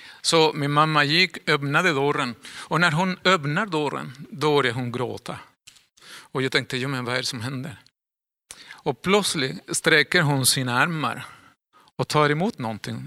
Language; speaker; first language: Swedish; non-native, fluent; Spanish